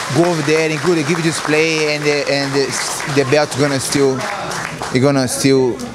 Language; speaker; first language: English; non-native, learner; Portuguese